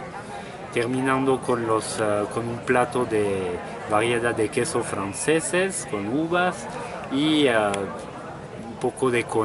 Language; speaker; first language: Spanish; non-native, fluent; French